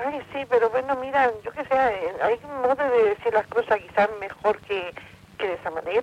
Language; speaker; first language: Spanish; native; Spanish